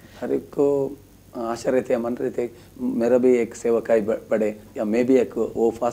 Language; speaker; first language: Hindi; non-native, local second language; Kannada